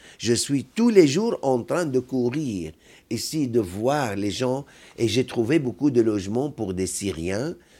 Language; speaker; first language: French; non-native, fluent; Arabic